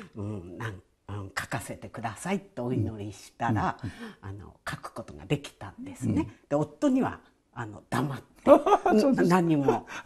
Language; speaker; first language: Japanese; native; Japanese